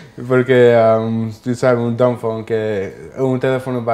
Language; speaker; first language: Spanish; early bilingual, heritage; English